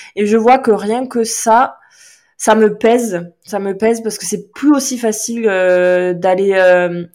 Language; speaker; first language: French; native; French